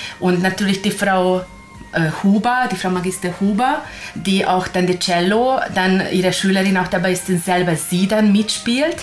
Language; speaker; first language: German; non-native, fluent; Hungarian